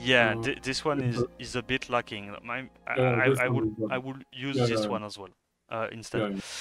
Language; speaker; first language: English; non-native, fluent; French